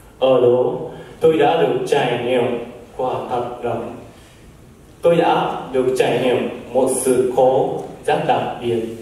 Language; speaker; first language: Vietnamese; non-native, learner; Japanese